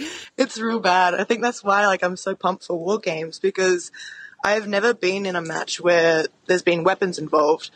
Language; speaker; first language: English; native; English